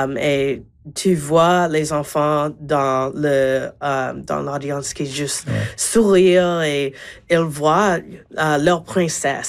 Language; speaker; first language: French; non-native, learner; English